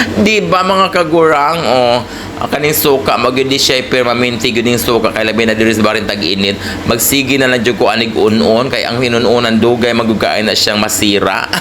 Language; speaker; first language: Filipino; non-native, local second language; Cebuano